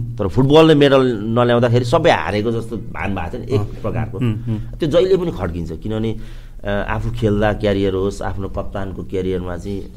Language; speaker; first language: Nepali; native; Nepali